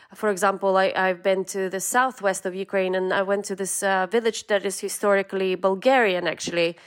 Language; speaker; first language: English; non-native, fluent; Russian